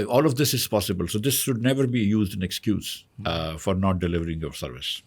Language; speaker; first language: English; non-native, local second language; Urdu